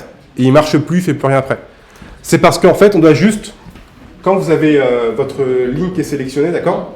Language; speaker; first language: French; native; French